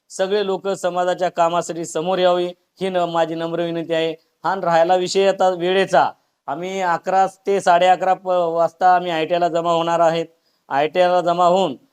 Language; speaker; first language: Marathi; native; Marathi